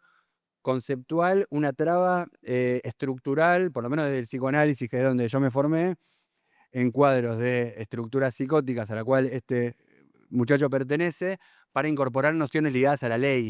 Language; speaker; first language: Spanish; native; Spanish